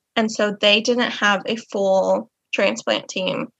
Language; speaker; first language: English; native; English